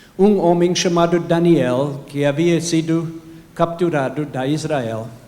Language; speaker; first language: Portuguese; non-native, fluent; English